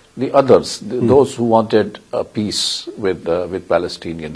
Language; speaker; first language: English; non-native, local second language; Urdu